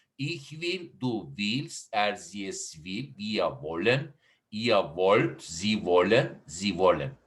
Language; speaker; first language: German; non-native, fluent; Turkish